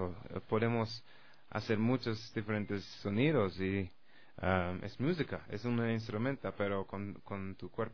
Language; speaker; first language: Spanish; non-native, learner; English